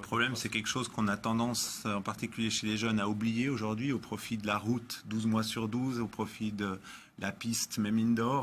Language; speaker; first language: French; native; French